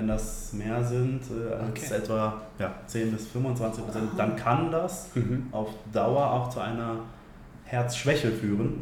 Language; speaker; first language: German; native; German